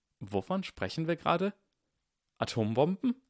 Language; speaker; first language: German; native; German